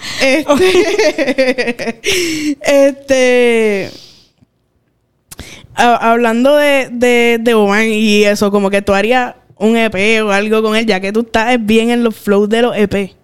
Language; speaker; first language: Spanish; native; Spanish